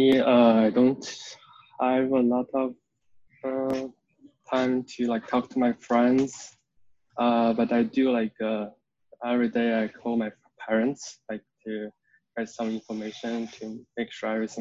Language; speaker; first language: English; non-native, fluent; Chinese